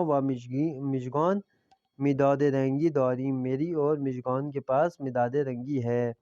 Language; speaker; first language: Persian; non-native, fluent; Urdu